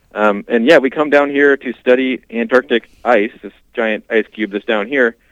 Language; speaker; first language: English; native; English